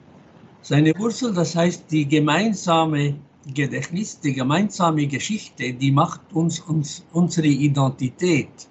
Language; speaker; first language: German; non-native, fluent; Arabic